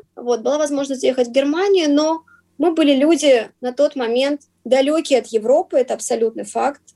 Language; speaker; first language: Russian; native; Russian